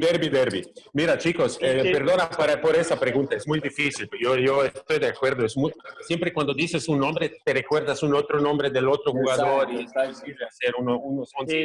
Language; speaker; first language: Spanish; non-native, fluent; Croatian